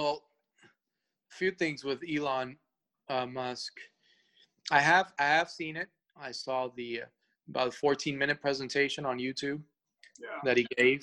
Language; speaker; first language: English; early bilingual, other home language; Spanish